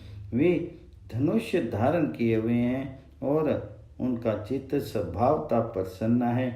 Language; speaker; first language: Hindi; native; Hindi